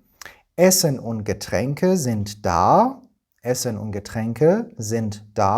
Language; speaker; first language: German; non-native, fluent; Persian